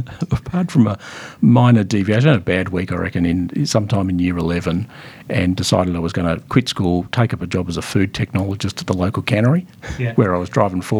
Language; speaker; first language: English; native; English